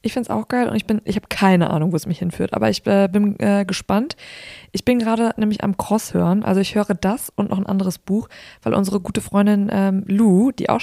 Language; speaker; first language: German; native; German